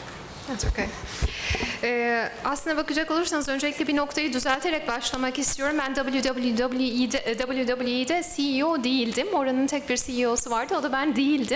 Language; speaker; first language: Turkish; native; Turkish